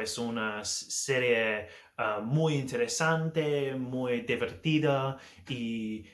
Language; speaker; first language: Spanish; non-native, learner; English